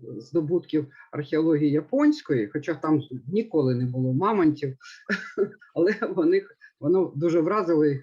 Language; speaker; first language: Ukrainian; native; Ukrainian